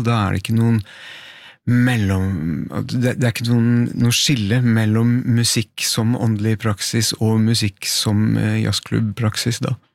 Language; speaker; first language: Norwegian; native; Norwegian